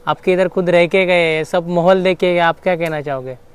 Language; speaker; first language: Hindi; non-native, local second language; Marathi